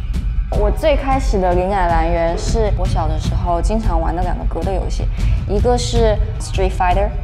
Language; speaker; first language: Chinese; native; Chinese